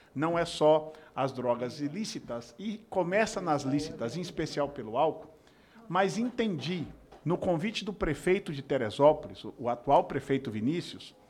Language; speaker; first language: Portuguese; native; Portuguese